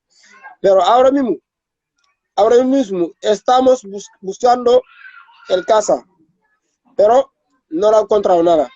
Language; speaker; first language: Spanish; non-native, learner; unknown